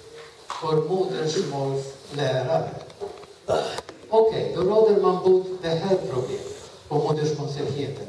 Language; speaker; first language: Swedish; non-native, fluent; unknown